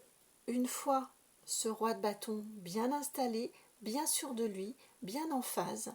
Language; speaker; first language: French; native; French